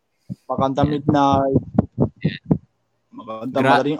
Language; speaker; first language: Filipino; non-native, learner; Japanese